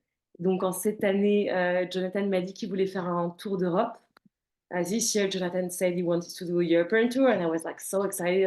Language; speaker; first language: French; native; French